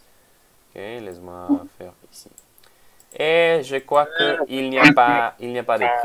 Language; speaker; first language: French; non-native, fluent; Spanish